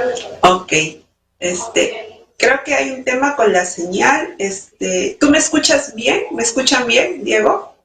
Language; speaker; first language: Spanish; native; Spanish